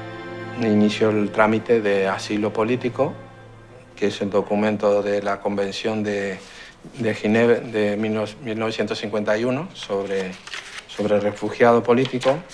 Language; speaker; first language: Spanish; non-native, learner; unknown